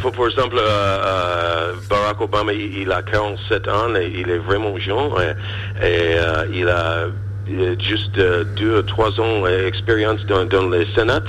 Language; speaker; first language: French; non-native, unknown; English